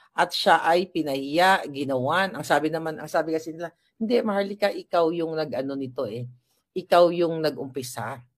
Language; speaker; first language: Filipino; non-native, local second language; Hiligaynon